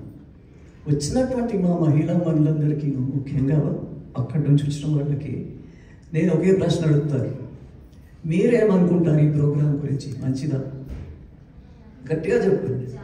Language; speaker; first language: Telugu; native; Telugu